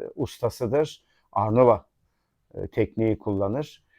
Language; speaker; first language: Turkish; native; Turkish